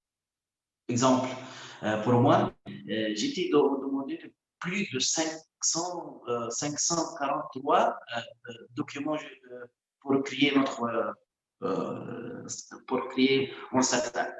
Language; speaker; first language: French; non-native, local second language; Arabic